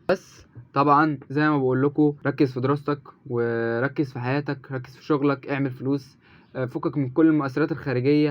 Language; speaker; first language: Arabic; native; Arabic